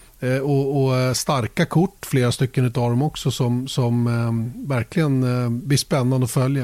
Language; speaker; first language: Swedish; native; Swedish